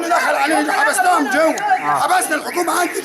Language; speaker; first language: Arabic; native; Arabic